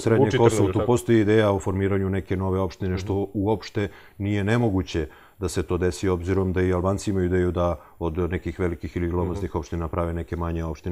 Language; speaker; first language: Serbian; native; Serbian